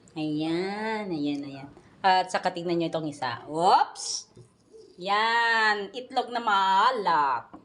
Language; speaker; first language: Filipino; non-native, local second language; Iloko